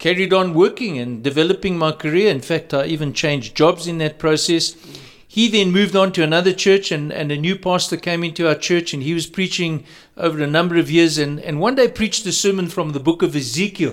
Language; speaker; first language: English; native; English